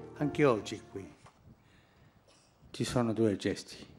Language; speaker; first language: Italian; non-native, fluent; Spanish